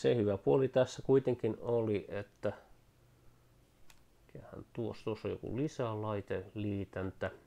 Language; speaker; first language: Finnish; native; Finnish